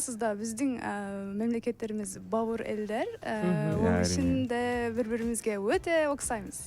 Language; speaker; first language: Kazakh; non-native, learner; Turkish